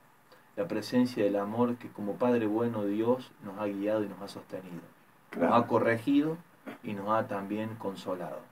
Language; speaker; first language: Spanish; native; Spanish